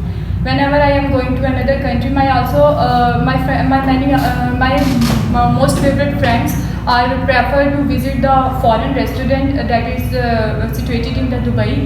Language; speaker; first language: English; non-native, local second language; Urdu